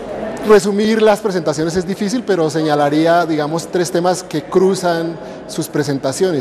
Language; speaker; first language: Spanish; native; Spanish